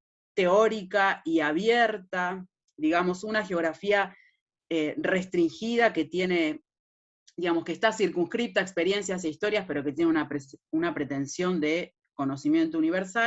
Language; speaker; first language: Spanish; native; Spanish